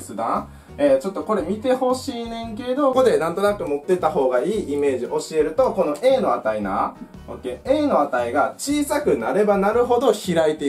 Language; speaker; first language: Japanese; native; Japanese